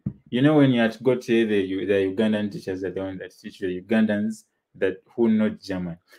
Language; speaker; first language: English; non-native, local second language; Ganda